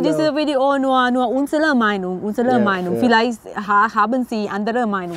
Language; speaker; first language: German; non-native, learner; Thai